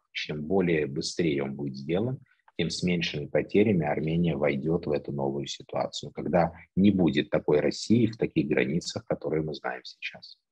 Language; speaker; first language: Russian; native; Russian